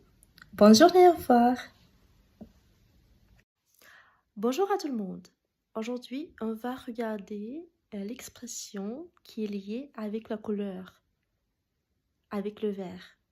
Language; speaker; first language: French; non-native, fluent; Russian